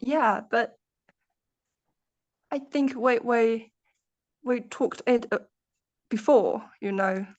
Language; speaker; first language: English; non-native, learner; Chinese